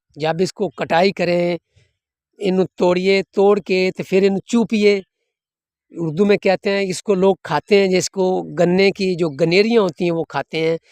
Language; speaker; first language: Urdu; non-native, local second language; Punjabi